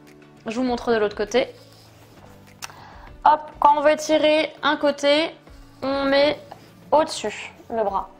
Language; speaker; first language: French; native; French